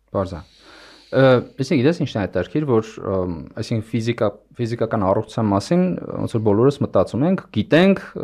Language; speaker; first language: Armenian; native; Armenian